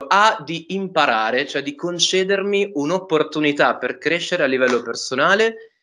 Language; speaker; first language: Italian; native; Italian